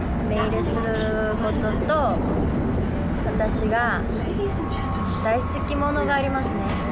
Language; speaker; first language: Japanese; non-native, learner; Korean